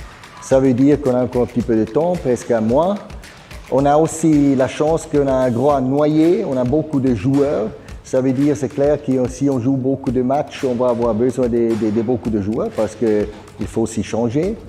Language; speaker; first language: French; non-native, fluent; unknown